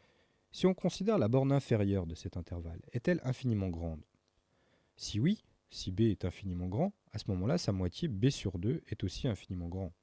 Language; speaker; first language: French; native; French